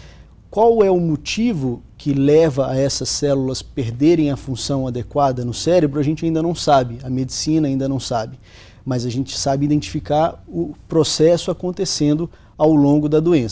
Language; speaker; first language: Portuguese; native; Portuguese